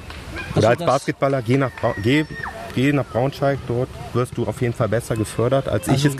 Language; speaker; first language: German; native; German